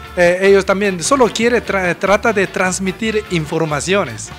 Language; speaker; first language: Spanish; non-native, learner; Korean